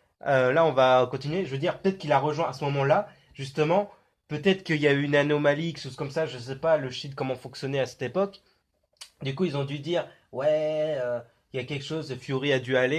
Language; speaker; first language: French; native; French